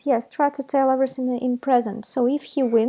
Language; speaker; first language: English; non-native, fluent; Russian